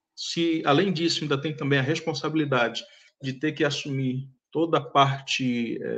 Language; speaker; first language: Portuguese; early bilingual, heritage; Portuguese